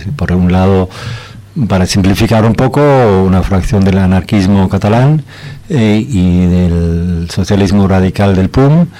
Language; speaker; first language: Spanish; non-native, fluent; German